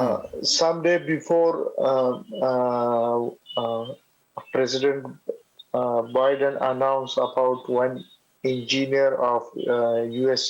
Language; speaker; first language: English; non-native, learner; Pashto